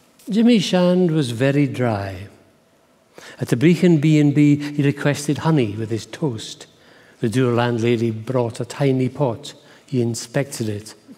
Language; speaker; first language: English; native; English